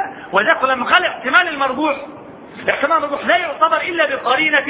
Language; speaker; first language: Arabic; native; Arabic